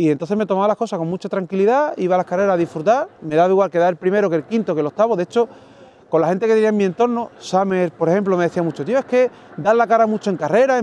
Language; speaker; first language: Spanish; native; Spanish